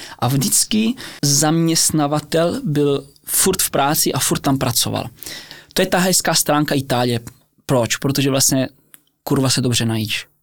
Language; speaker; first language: Czech; early bilingual, heritage; Czech